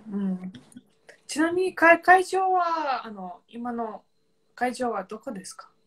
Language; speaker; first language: Japanese; non-native, fluent; Ukrainian